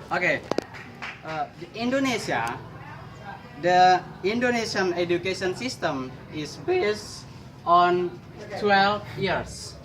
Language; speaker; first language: English; non-native, learner; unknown